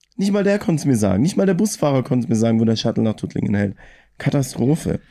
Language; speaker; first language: German; native; German